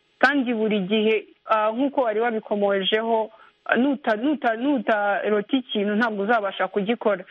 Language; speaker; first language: Kinyarwanda; native; Kinyarwanda